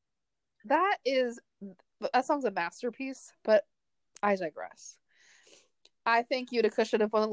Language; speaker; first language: English; native; English